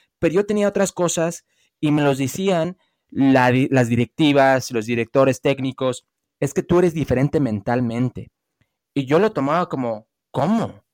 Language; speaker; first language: Spanish; early bilingual, heritage; Spanish